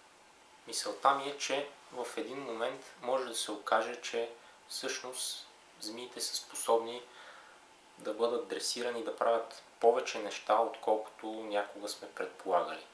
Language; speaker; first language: Bulgarian; native; Bulgarian